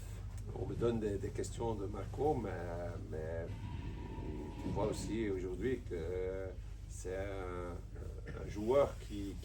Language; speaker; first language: French; non-native, local second language; Dutch